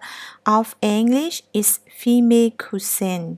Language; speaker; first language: German; non-native, learner; Burmese